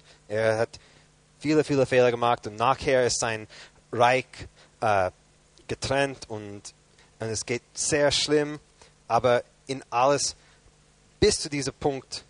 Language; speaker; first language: German; non-native, fluent; English